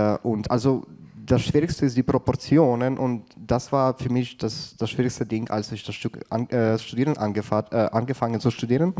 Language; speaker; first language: German; non-native, fluent; Ukrainian